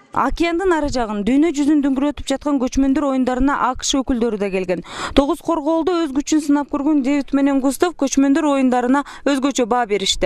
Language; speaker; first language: Kyrgyz; native; Kyrgyz